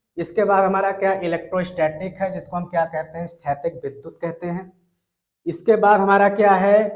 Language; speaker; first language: Hindi; native; Hindi